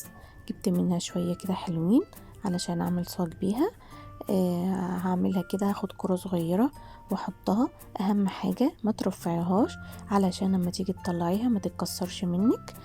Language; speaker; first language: Arabic; native; Arabic